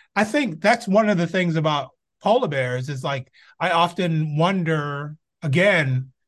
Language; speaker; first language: English; native; English